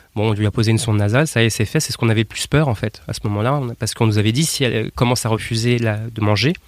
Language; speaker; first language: French; native; French